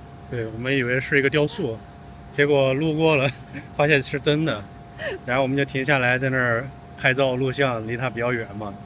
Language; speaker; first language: Chinese; native; Chinese